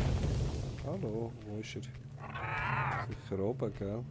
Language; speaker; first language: German; native; German